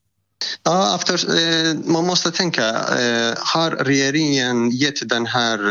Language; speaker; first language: Swedish; non-native, fluent; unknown